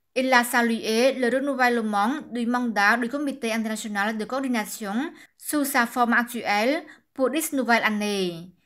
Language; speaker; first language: French; non-native, fluent; Khmer